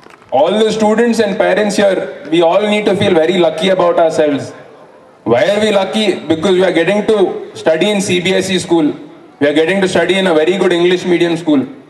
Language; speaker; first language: English; non-native, local second language; Kannada